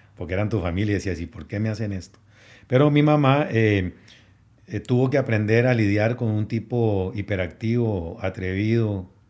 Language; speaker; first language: Spanish; native; Spanish